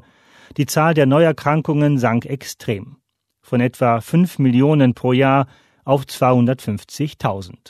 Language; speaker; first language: German; native; German